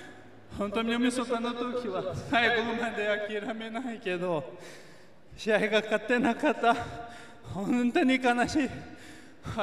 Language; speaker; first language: Japanese; non-native, learner; Portuguese